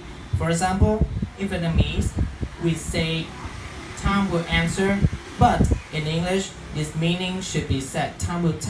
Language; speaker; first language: English; non-native, fluent; Vietnamese